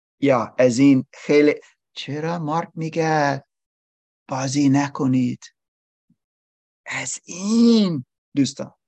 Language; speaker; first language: Persian; non-native, learner; English